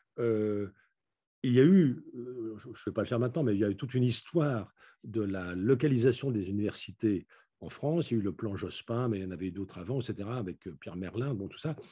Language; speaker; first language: French; native; French